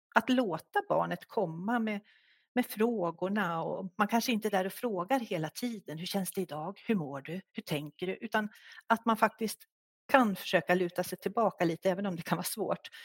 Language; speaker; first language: Swedish; native; Swedish